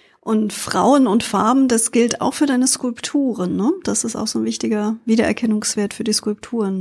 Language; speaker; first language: German; native; German